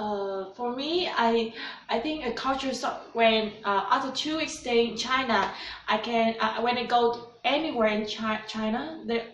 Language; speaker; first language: English; non-native, learner; Vietnamese